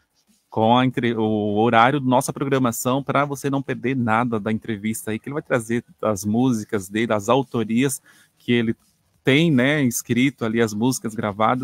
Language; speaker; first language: Portuguese; native; Portuguese